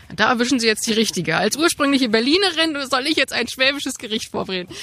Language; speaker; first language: German; native; German